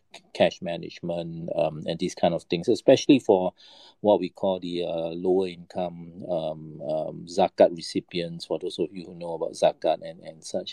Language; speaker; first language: English; non-native, local second language; Malay